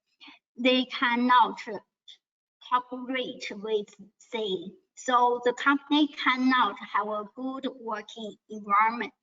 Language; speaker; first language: English; non-native, learner; Chinese